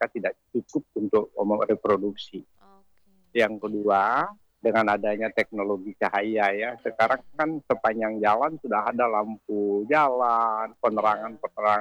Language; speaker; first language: Indonesian; native; Indonesian